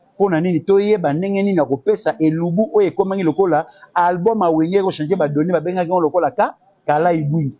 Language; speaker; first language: Lingala; native; Lingala